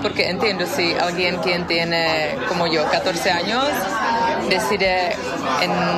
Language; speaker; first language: Spanish; non-native, fluent; Czech